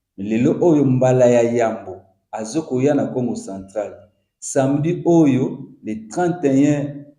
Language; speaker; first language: Lingala; non-native, local second language; Kongo